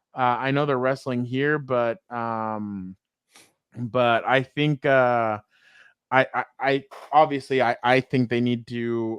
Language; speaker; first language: English; native; English